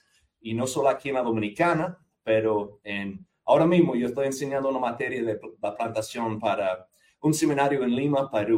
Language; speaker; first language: Spanish; non-native, fluent; English